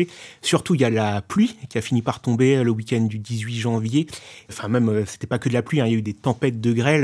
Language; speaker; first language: French; native; French